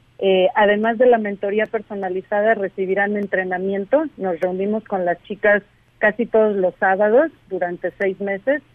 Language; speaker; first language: Spanish; native; Spanish